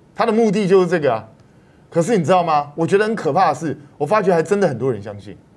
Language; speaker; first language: Chinese; native; Chinese